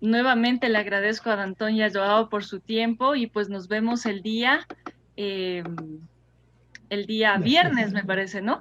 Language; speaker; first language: Spanish; native; Spanish